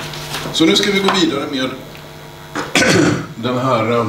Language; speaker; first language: Swedish; native; Swedish